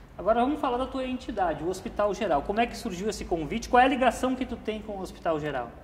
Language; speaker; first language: Portuguese; native; Portuguese